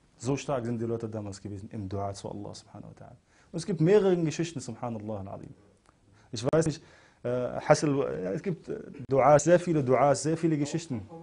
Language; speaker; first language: German; non-native, fluent; Arabic